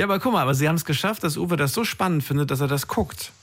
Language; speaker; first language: German; native; German